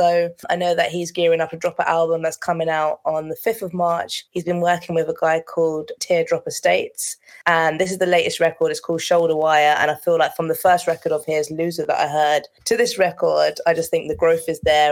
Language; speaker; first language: English; native; English